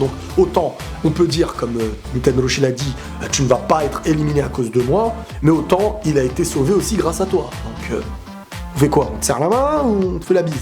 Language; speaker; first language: French; native; French